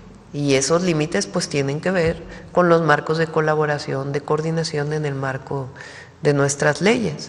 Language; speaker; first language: Spanish; native; Spanish